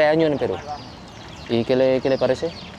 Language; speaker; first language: Spanish; non-native, fluent; Indonesian